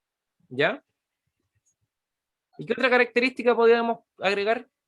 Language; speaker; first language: Spanish; native; Spanish